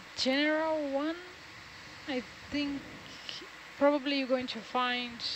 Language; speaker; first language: English; non-native, fluent; Portuguese